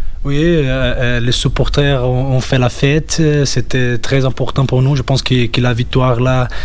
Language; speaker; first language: French; non-native, fluent; Portuguese